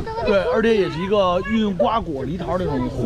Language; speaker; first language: Chinese; native; Chinese